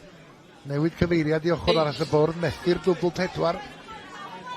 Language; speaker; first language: Welsh; native; Welsh